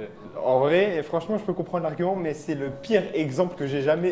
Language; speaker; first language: French; native; French